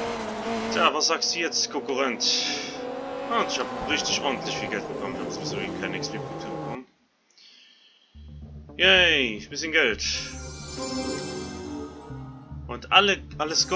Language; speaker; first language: German; native; German